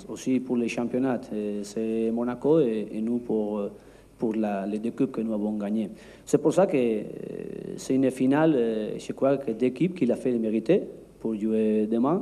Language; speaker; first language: French; non-native, learner; Spanish